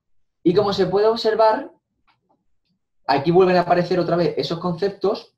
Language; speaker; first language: Spanish; native; Spanish